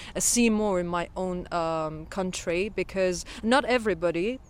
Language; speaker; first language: English; non-native, fluent; Persian